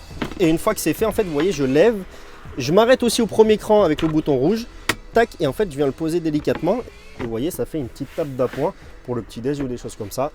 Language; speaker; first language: French; native; French